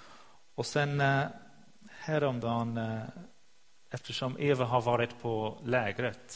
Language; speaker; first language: Swedish; non-native, fluent; English